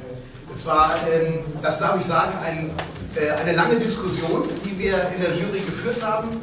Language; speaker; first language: German; native; German